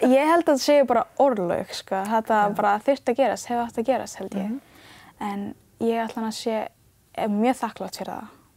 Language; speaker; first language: Icelandic; early bilingual, other home language; Ganda